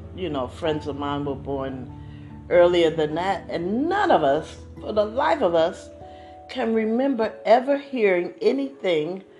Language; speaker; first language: English; native; English